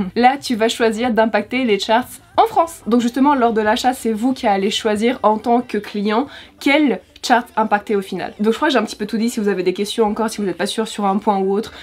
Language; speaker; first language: French; native; French